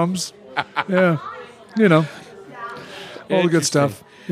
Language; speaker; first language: English; native; English